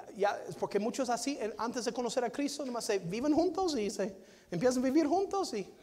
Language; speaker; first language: Spanish; non-native, fluent; English